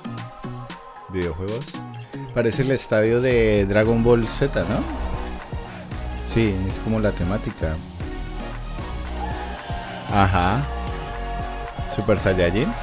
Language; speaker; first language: Spanish; native; Spanish